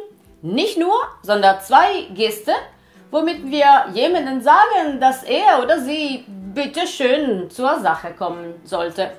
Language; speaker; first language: German; non-native, fluent; Italian